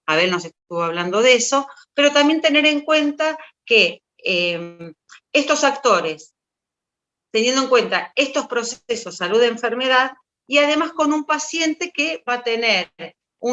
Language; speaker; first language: Spanish; native; Spanish